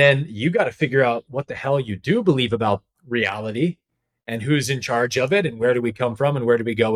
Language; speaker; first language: English; native; English